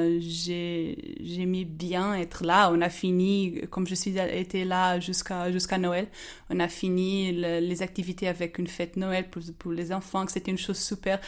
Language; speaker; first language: French; non-native, fluent; Portuguese